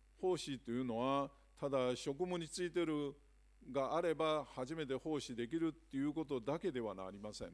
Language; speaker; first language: Japanese; non-native, fluent; Chinese